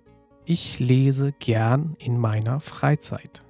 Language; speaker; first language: German; non-native, fluent; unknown